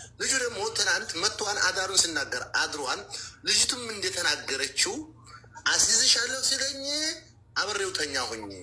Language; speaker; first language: Amharic; native; Amharic